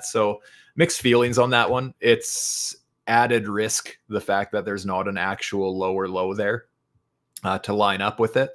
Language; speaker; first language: English; native; English